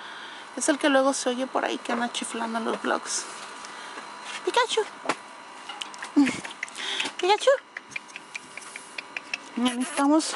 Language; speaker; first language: Spanish; native; Spanish